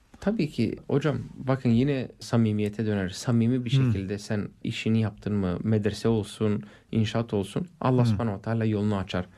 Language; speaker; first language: Turkish; non-native, fluent; English